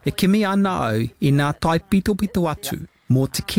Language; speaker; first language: Māori; non-native, local second language; English